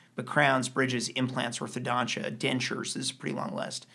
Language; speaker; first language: English; native; English